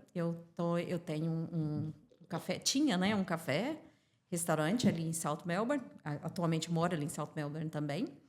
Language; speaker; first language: Portuguese; native; Portuguese